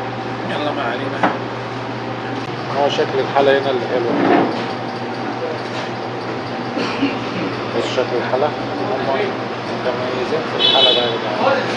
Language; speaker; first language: Arabic; native; Arabic